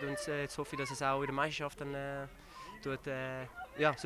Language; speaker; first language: German; native; German